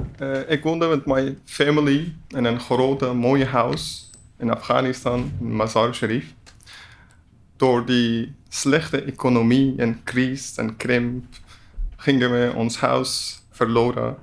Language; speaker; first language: Dutch; non-native, learner; Persian